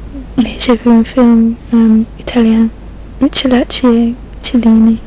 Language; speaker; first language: French; non-native, learner; English